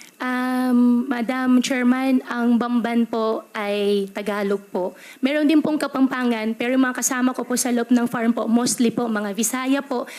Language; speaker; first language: Filipino; native; Filipino